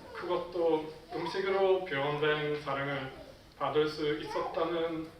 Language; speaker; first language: Korean; non-native, fluent; Swedish